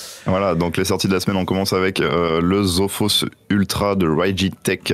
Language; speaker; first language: French; native; French